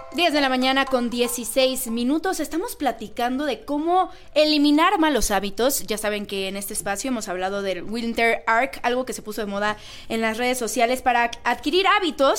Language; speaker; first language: Spanish; native; Spanish